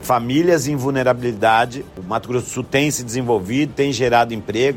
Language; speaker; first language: Portuguese; native; Portuguese